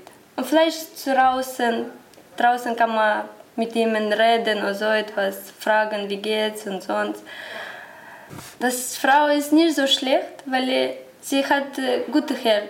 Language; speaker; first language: German; non-native, learner; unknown